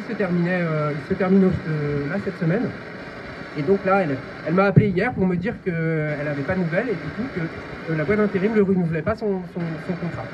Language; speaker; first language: French; native; French